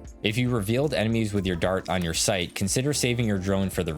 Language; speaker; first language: English; native; English